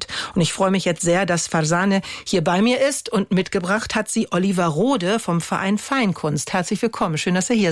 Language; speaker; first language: German; native; German